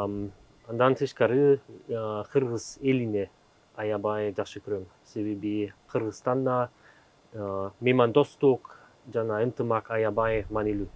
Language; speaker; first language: Kyrgyz; non-native, learner; German